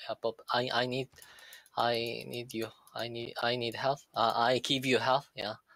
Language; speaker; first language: English; non-native, learner; Korean